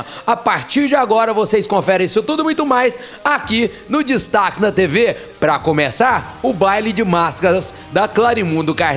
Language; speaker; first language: Portuguese; native; Portuguese